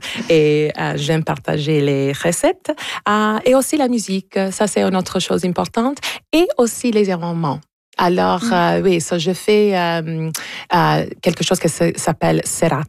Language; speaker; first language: French; non-native, local second language; English